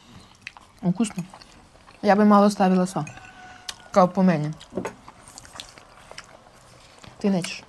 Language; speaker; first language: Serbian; non-native, learner; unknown